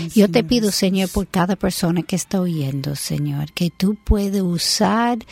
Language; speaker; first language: Spanish; non-native, fluent; English